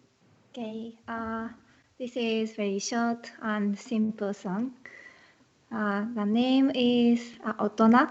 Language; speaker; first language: English; non-native, learner; Japanese